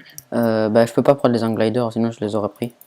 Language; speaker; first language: French; native; French